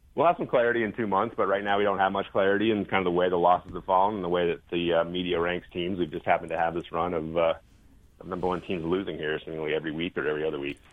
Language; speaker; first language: English; native; English